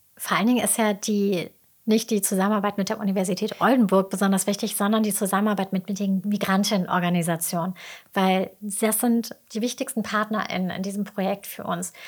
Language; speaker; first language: German; native; German